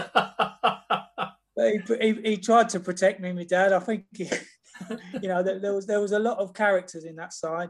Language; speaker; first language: English; native; English